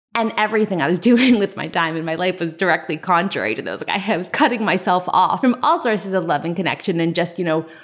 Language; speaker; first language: English; native; English